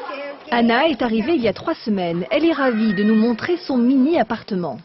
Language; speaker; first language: French; native; French